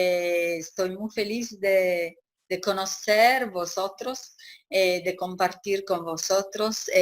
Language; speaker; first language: Spanish; non-native, learner; Italian